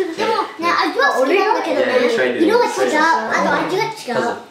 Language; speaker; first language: Japanese; early bilingual, heritage; Japanese